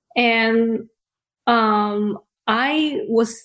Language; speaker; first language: English; early bilingual, other home language; Indonesian